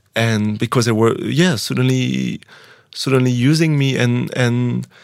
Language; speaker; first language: English; non-native, fluent; French